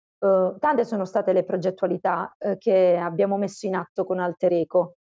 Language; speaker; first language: Italian; native; Italian